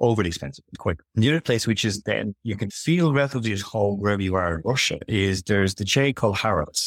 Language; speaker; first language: English; native; English